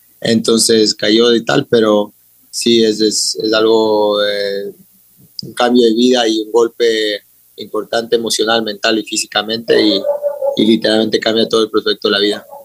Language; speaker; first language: Spanish; native; Spanish